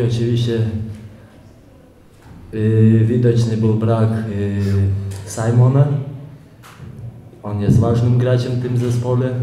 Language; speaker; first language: Polish; non-native, fluent; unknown